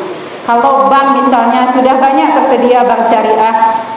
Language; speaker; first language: Indonesian; native; Indonesian